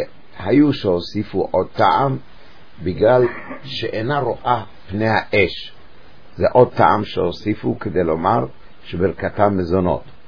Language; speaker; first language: Hebrew; native; Hebrew